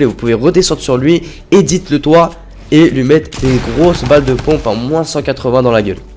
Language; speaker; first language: French; native; French